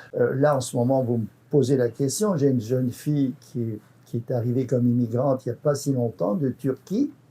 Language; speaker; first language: French; native; French